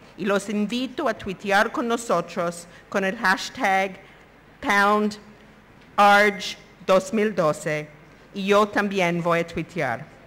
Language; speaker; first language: Spanish; non-native, fluent; English